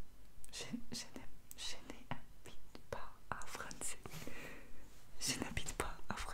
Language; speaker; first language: French; non-native, learner; Russian